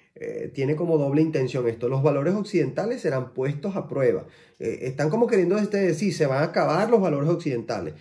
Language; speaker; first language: Spanish; native; Spanish